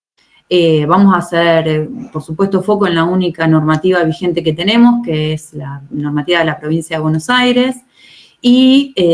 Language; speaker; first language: Spanish; native; Spanish